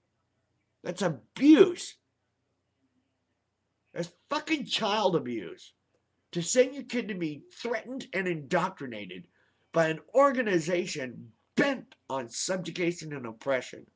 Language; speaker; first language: English; native; English